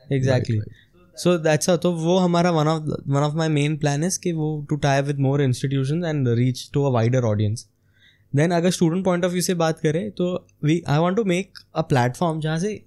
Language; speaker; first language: Hindi; non-native, local second language; Gujarati